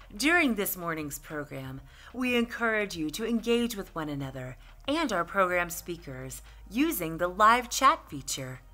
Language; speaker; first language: English; native; English